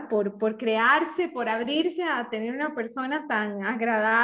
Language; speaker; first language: Spanish; native; Spanish